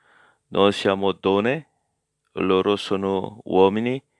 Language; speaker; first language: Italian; non-native, learner; English